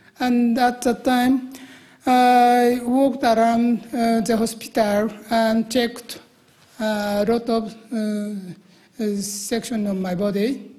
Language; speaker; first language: English; non-native, learner; Japanese